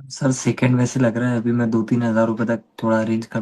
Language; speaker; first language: Hindi; native; Hindi